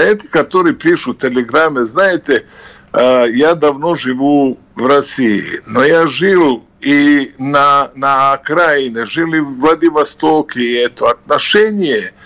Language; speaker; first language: Russian; non-native, fluent; Serbian